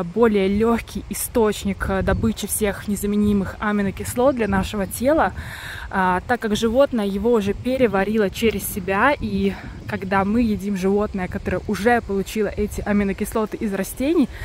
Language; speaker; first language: Russian; native; Russian